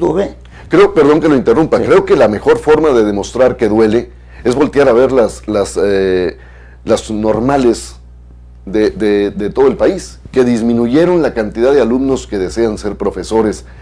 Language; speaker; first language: Spanish; native; Spanish